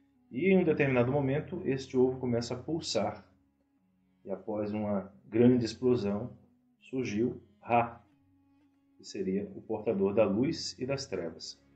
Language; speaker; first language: Portuguese; native; Portuguese